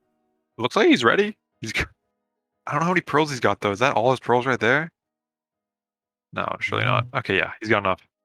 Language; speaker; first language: English; native; English